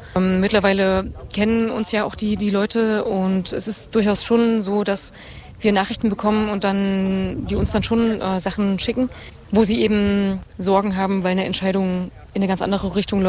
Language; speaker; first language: German; native; German